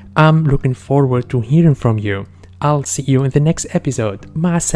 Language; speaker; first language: English; non-native, fluent; Arabic